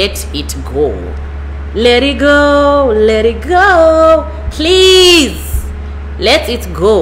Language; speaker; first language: English; non-native, local second language; Bemba